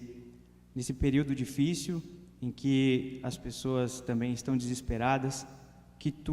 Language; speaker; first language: Portuguese; native; Portuguese